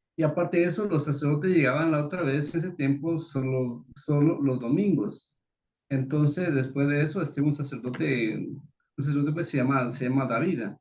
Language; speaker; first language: Spanish; non-native, local second language; Kaqchikel